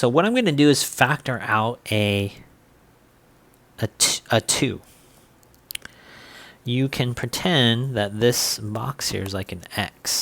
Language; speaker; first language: English; native; English